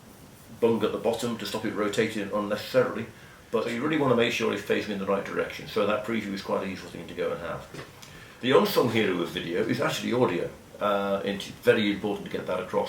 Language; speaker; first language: English; native; English